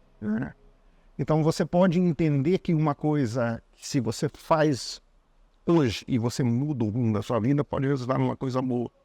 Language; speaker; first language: Portuguese; non-native, fluent; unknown